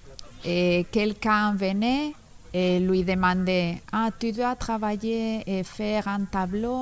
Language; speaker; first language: French; non-native, learner; Spanish